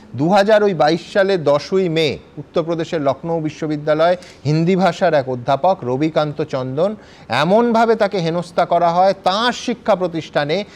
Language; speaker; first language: Bangla; native; Bangla